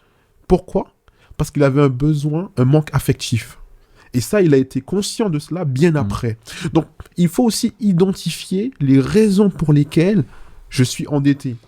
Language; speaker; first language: French; native; French